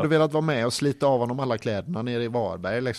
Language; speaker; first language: Swedish; native; Swedish